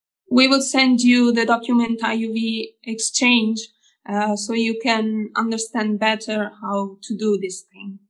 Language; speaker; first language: English; non-native, fluent; Italian